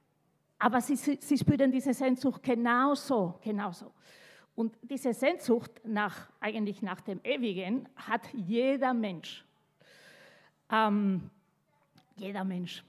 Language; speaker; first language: German; non-native, fluent; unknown